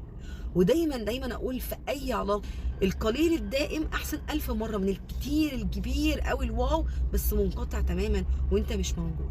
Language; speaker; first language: Arabic; native; Arabic